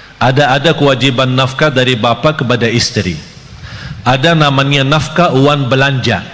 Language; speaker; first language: Malay; non-native, fluent; Arabic